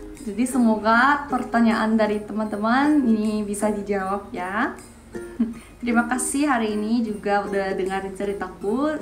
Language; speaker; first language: Indonesian; non-native, fluent; Korean